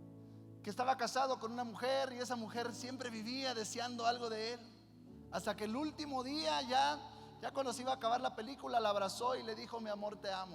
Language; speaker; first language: Spanish; native; Spanish